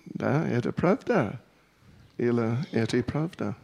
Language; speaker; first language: Russian; non-native, learner; English